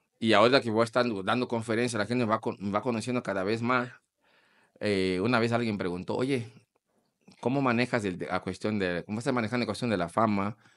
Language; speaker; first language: Spanish; non-native, fluent; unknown